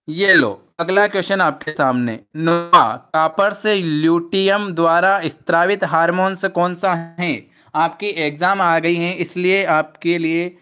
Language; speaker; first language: Hindi; native; Hindi